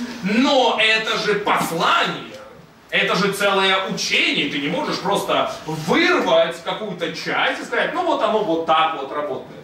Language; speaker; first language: Russian; native; Russian